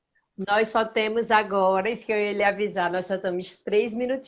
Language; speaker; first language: Portuguese; native; Portuguese